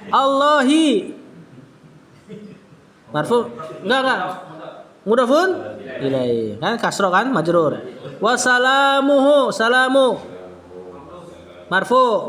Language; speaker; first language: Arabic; non-native, fluent; Indonesian